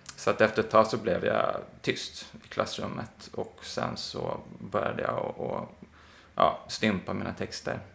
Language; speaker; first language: Swedish; native; Swedish